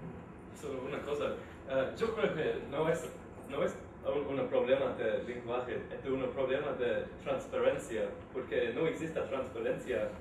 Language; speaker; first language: Spanish; non-native, learner; English